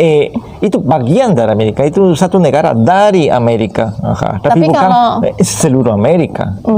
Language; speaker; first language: Indonesian; non-native, fluent; Spanish